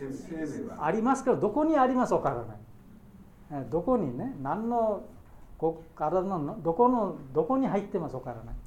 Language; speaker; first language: Japanese; non-native, learner; Bangla